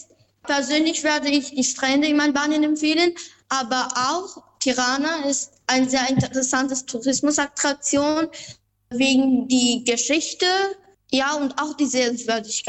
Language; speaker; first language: German; non-native, fluent; Albanian